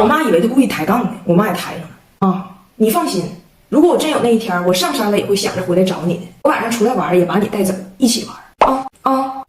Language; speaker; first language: Chinese; native; Chinese